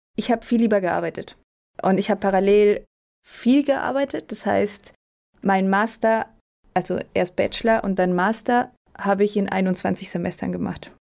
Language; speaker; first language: German; early bilingual, other home language; Spanish